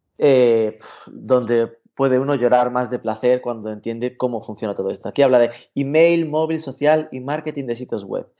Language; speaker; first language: Spanish; native; Spanish